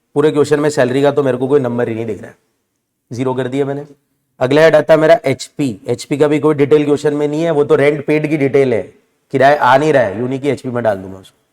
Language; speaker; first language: Hindi; native; Hindi